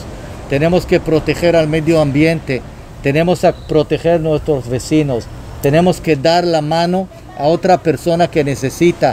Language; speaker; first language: Spanish; non-native, fluent; Hebrew